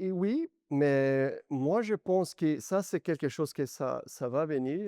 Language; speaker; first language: French; non-native, learner; Portuguese